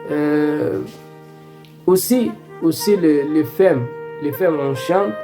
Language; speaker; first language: French; non-native, learner; Arabic